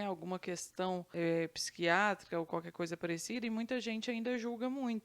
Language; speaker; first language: Portuguese; native; Portuguese